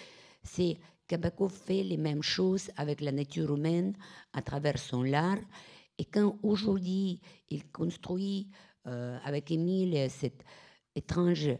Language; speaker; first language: French; non-native, fluent; Russian